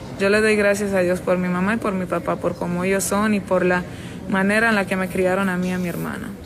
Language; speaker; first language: Spanish; non-native, fluent; Romanian